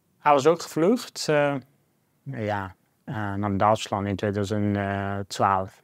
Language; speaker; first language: Dutch; non-native, fluent; Persian